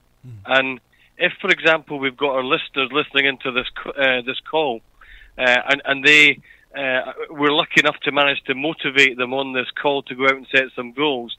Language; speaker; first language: English; native; English